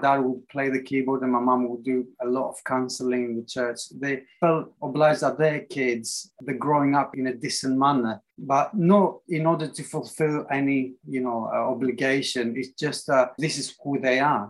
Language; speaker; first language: English; non-native, fluent; Greek